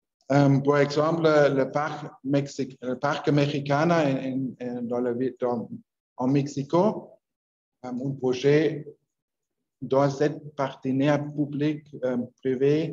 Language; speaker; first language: French; non-native, learner; Spanish